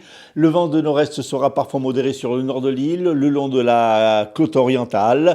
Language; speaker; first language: French; native; French